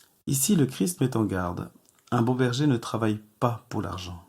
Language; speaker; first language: French; native; French